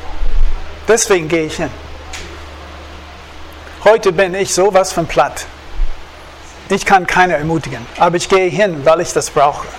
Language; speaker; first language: German; non-native, fluent; English